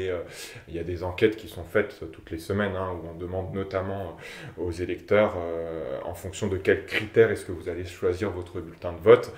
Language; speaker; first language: French; native; French